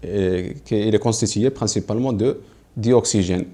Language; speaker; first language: French; non-native, local second language; Arabic